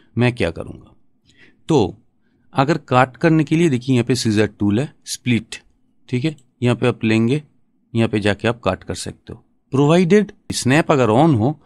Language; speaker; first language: Hindi; non-native, local second language; Bangla